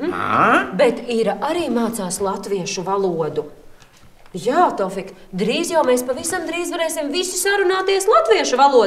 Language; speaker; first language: Latvian; native; Latvian